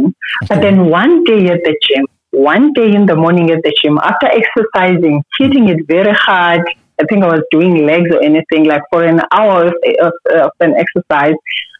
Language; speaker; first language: English; non-native, local second language; Xhosa